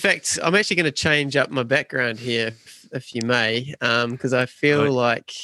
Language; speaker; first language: English; native; English